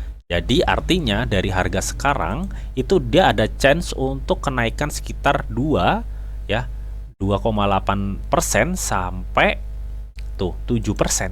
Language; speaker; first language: Indonesian; native; Indonesian